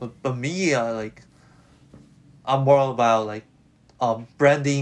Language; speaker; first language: English; non-native, fluent; Korean